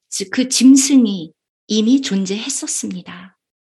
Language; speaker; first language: Korean; native; Korean